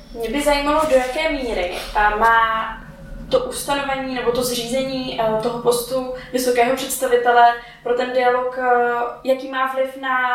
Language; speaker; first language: Czech; native; Czech